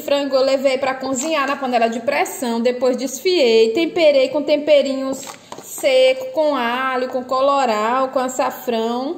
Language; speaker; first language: Portuguese; native; Portuguese